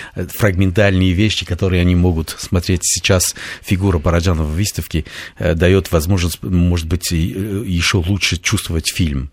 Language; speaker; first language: Russian; non-native, fluent; Armenian